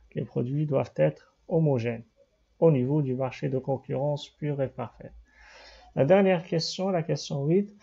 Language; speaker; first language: French; non-native, local second language; Arabic